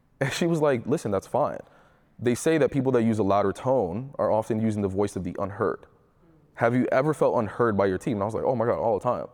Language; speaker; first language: English; early bilingual, other home language; Spanish